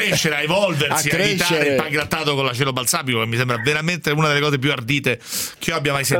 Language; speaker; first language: Italian; native; Italian